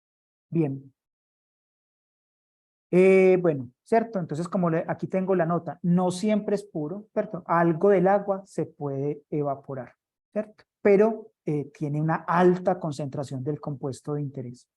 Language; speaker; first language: Spanish; native; Spanish